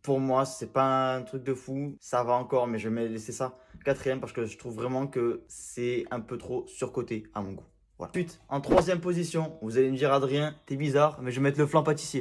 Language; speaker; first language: French; native; French